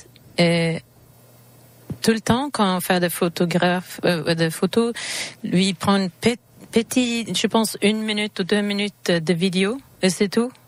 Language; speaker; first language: French; non-native, learner; Swedish